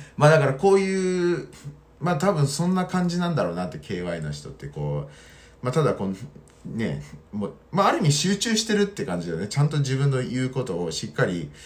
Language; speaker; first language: Japanese; non-native, fluent; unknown